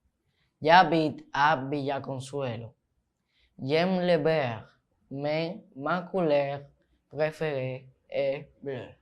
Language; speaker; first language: French; non-native, learner; Spanish